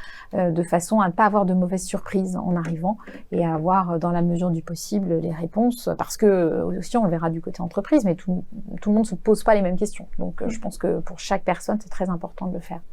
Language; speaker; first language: French; native; French